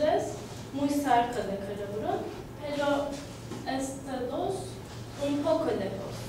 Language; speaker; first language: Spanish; non-native, learner; Turkish